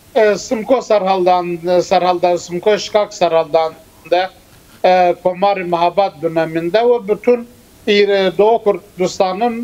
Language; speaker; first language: Turkish; non-native, fluent; Kurdish